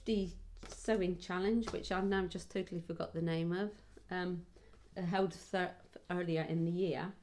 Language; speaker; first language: English; native; English